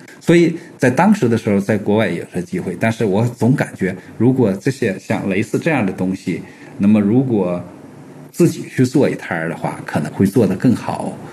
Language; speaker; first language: Chinese; native; Chinese